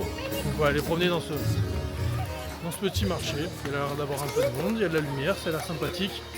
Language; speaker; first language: French; native; French